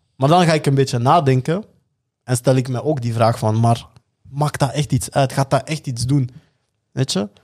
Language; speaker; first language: Dutch; native; Dutch